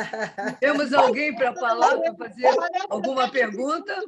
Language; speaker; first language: Portuguese; native; Portuguese